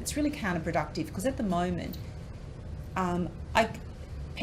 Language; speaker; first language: English; native; English